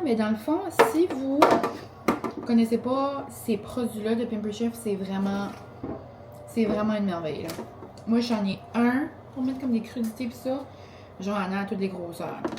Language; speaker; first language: French; native; French